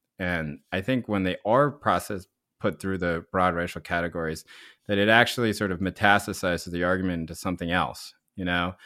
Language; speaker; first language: English; early bilingual, other home language; Korean